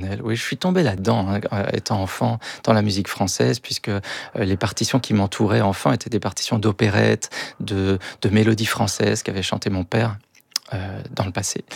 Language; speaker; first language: French; native; French